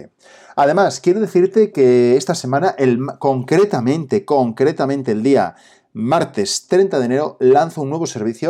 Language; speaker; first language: Spanish; native; Spanish